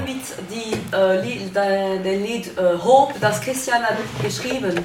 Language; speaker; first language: German; non-native, learner; French